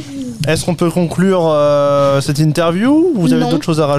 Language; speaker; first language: French; native; French